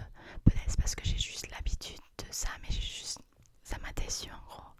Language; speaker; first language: French; early bilingual, heritage; English